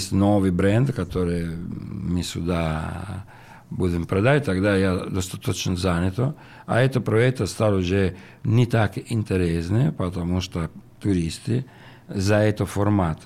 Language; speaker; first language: Russian; non-native, learner; Italian